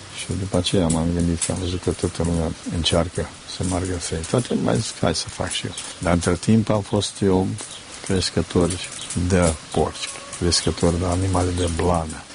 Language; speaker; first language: Romanian; native; Romanian